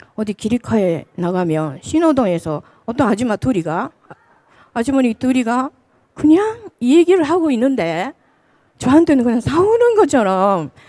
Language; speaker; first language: Korean; non-native, fluent; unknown